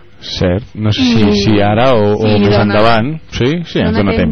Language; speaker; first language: Catalan; native; Catalan